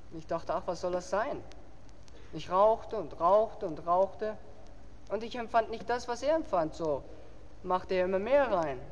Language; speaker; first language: German; native; German